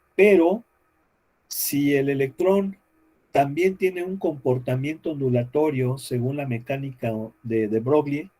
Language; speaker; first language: Spanish; native; Spanish